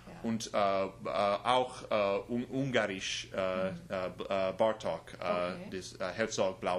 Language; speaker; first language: German; non-native, learner; English